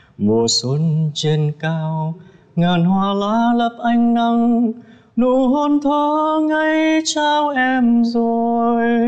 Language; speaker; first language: Vietnamese; native; Vietnamese